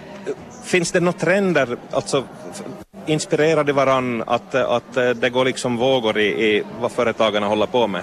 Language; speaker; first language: Swedish; native; Swedish